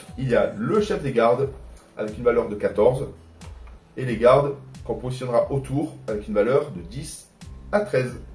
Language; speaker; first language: French; native; French